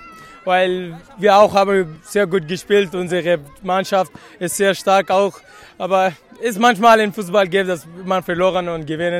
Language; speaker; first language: German; non-native, learner; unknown